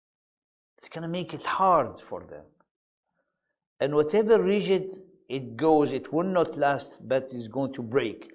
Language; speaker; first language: English; non-native, fluent; Arabic